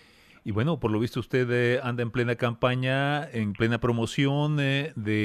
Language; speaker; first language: Spanish; native; Spanish